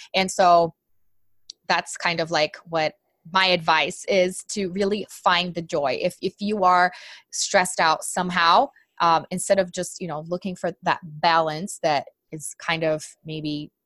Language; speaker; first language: English; non-native, fluent; Portuguese